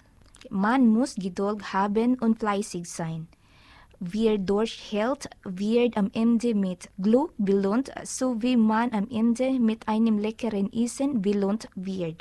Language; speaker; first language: German; non-native, learner; Filipino